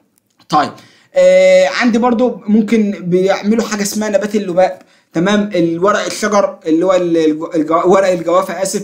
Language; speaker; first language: Arabic; native; Arabic